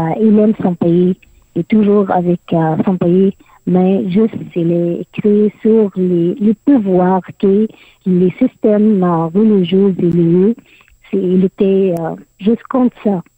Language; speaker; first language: French; non-native, learner; Arabic